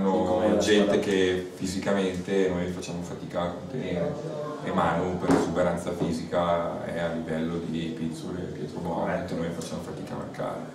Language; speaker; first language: Italian; native; Italian